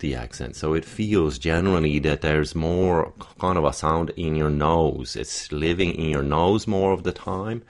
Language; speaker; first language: English; native; English